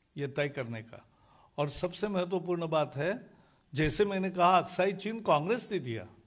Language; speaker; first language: Hindi; non-native, local second language; Marathi